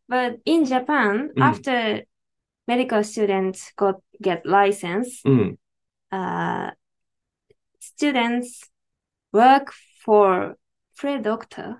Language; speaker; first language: English; non-native, learner; Japanese